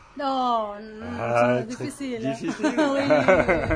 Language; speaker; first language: French; non-native, learner; Spanish